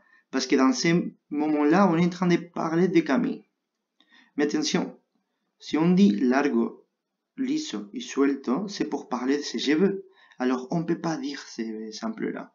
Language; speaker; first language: French; non-native, fluent; Spanish